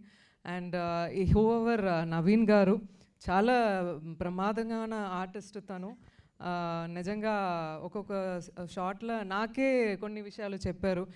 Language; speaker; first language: Telugu; non-native, fluent; Tamil